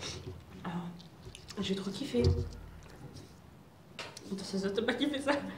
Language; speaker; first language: French; native; French